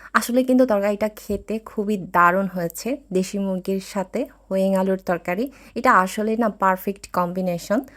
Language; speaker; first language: Bangla; non-native, local second language; Chakma